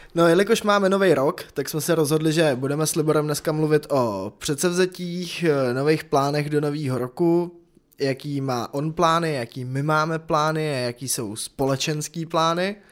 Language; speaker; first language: Czech; native; Czech